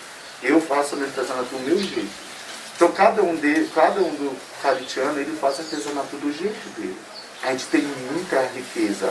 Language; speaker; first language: Portuguese; non-native, local second language; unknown